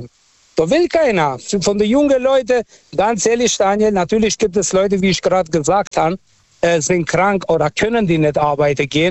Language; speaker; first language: German; non-native, fluent; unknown